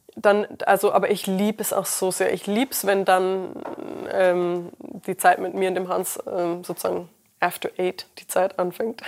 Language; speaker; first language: German; early bilingual, other home language; English